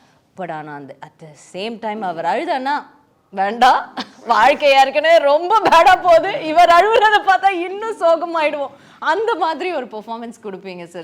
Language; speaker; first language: Tamil; native; Tamil